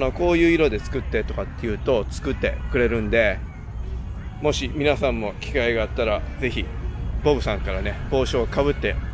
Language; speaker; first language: Japanese; native; Japanese